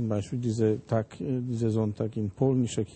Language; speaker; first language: German; non-native, fluent; Polish